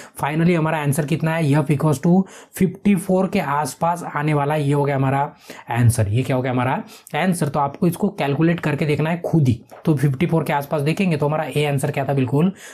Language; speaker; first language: Hindi; non-native, local second language; Marathi